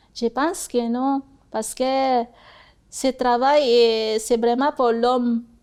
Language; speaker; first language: French; non-native, learner; Cebuano